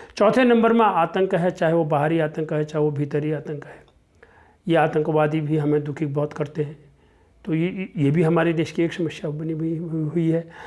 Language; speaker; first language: Hindi; non-native, local second language; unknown